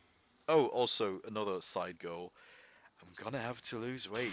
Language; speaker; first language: English; non-native, fluent; German